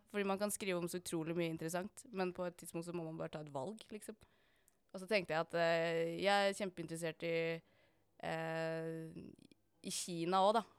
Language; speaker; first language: Norwegian; native; Norwegian